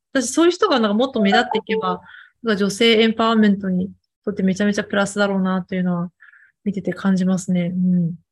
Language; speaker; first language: Japanese; early bilingual, other home language; Chinese